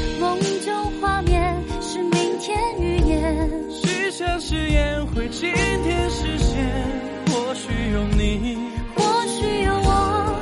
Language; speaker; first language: Chinese; native; Chinese